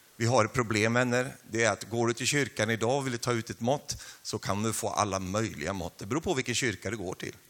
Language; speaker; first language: Swedish; native; Swedish